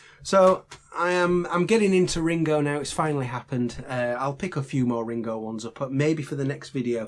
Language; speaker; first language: English; native; English